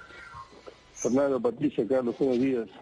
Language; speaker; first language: Spanish; native; Spanish